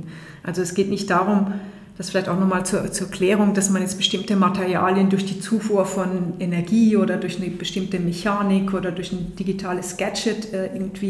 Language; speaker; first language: German; native; German